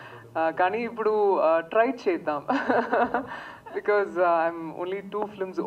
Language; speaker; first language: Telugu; non-native, learner; Tamil